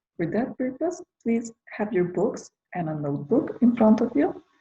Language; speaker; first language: English; non-native, fluent; Macedonian